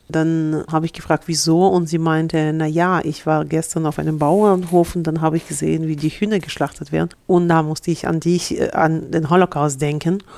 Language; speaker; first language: German; non-native, fluent; Russian